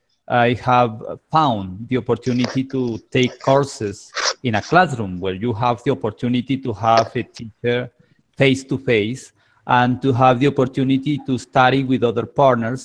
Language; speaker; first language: English; non-native, learner; Spanish